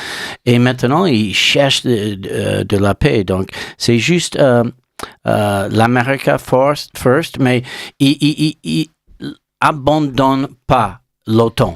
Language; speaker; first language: French; non-native, learner; English